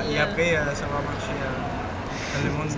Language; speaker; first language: French; non-native, fluent; German